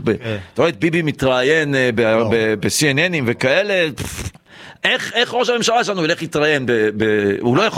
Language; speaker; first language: Hebrew; native; Hebrew